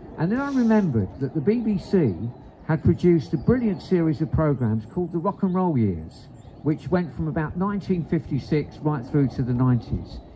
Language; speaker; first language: English; native; English